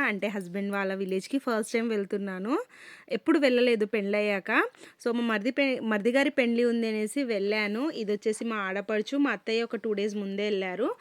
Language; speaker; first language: Telugu; non-native, local second language; Kannada